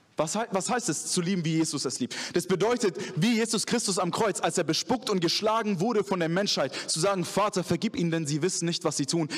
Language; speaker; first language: German; early bilingual, other home language; Arabic